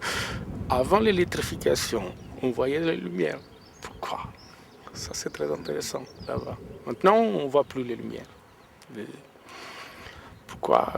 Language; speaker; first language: French; non-native, fluent; Portuguese